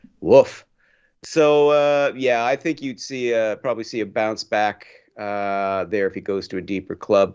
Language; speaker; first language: English; native; English